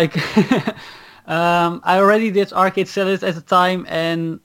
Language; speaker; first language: English; non-native, fluent; Dutch